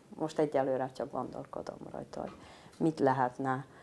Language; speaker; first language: Hungarian; native; Hungarian